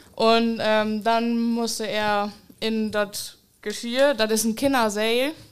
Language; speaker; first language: German; native; German